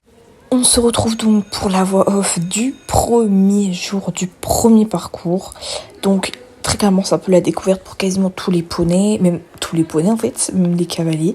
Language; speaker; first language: French; native; French